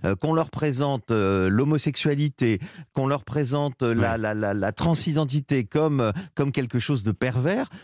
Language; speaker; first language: French; native; French